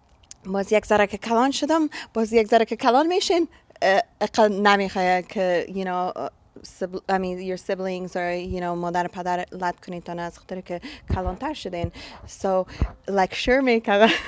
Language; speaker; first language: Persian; early bilingual, heritage; Persian